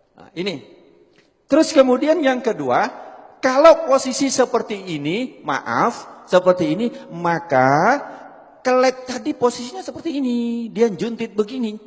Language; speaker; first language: Indonesian; non-native, local second language; Javanese